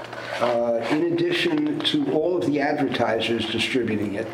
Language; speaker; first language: English; native; English